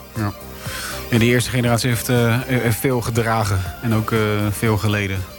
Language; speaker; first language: Dutch; native; Dutch